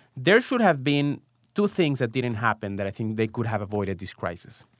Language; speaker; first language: English; non-native, fluent; Spanish